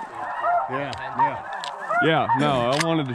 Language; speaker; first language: English; native; English